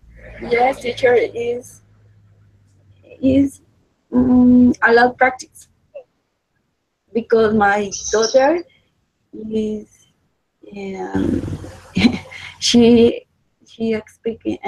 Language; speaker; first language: English; non-native, learner; Spanish